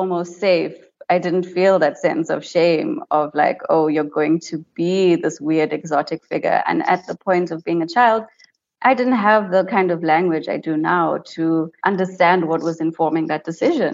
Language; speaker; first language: English; native; English